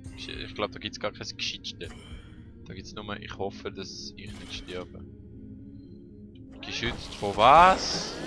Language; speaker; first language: German; native; German